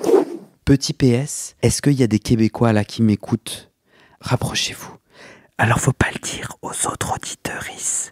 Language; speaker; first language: French; native; French